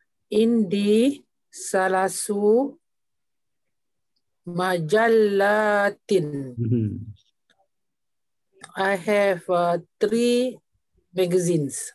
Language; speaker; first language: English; non-native, learner; Malay